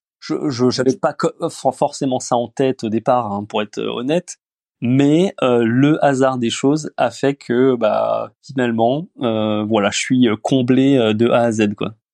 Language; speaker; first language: French; early bilingual, other home language; Romanian